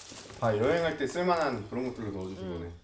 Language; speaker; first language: Korean; native; Korean